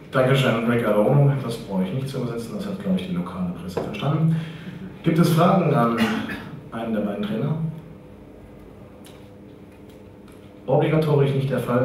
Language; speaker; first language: German; native; German